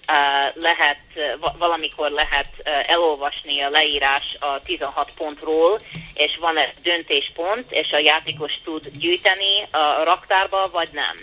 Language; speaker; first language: Hungarian; early bilingual, heritage; Hungarian